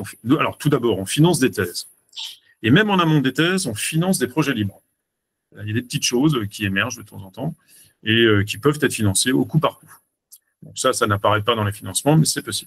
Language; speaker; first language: French; native; French